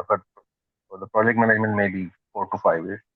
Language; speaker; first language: English; non-native, local second language; Urdu